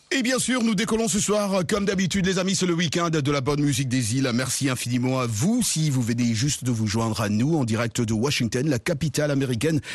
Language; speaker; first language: French; non-native, local second language; Luba-Lulua